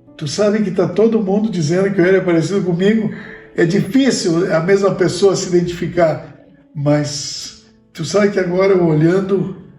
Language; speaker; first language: Portuguese; early bilingual, other home language; Spanish